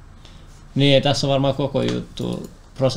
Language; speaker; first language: Finnish; native; Finnish